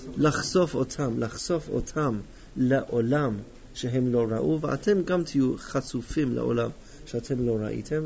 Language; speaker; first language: Hebrew; non-native, fluent; English